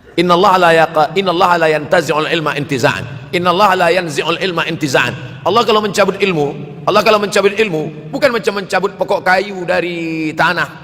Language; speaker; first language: Malay; native; Malay